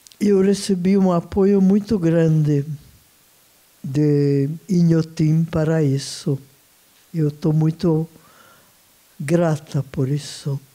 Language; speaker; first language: Portuguese; non-native, fluent; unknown